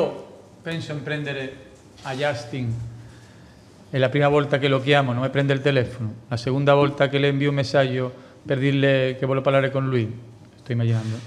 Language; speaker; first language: Italian; non-native, fluent; Spanish